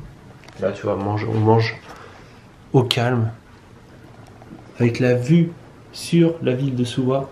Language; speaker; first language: French; native; French